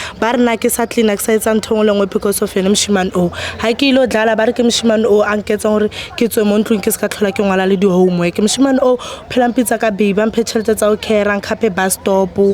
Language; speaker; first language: Zulu; native; Zulu